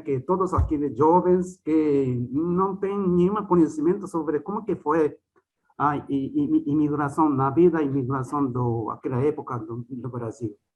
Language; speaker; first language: Portuguese; non-native, fluent; Japanese